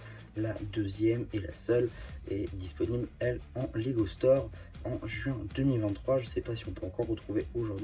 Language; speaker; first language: French; native; French